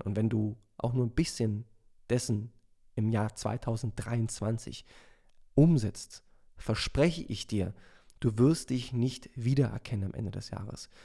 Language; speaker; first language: German; native; German